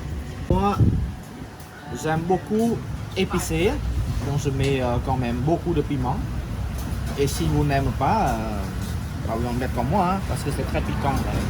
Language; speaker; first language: French; non-native, fluent; Khmer